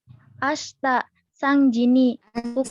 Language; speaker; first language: Japanese; non-native, learner; Indonesian